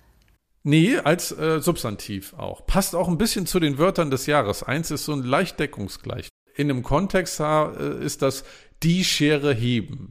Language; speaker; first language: German; native; German